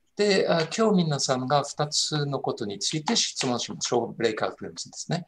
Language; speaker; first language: Japanese; non-native, fluent; French